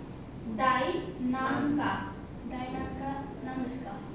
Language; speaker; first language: Japanese; non-native, fluent; Bangla